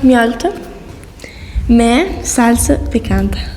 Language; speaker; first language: Albanian; early bilingual, heritage; Albanian